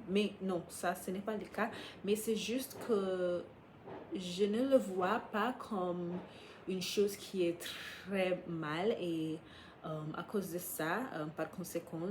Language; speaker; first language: French; non-native, fluent; English